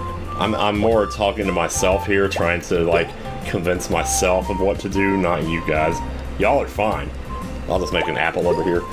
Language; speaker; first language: English; native; English